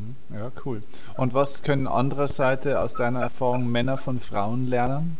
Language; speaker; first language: German; native; German